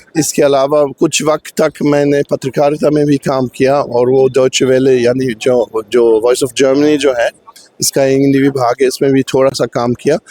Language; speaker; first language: Hindi; non-native, fluent; Swedish